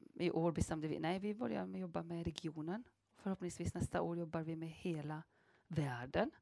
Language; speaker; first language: Swedish; non-native, fluent; Arabic